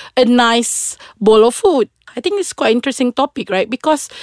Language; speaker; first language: English; non-native, local second language; Malay